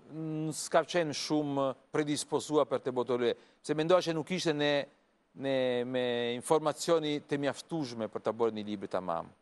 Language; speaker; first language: Albanian; non-native, learner; Italian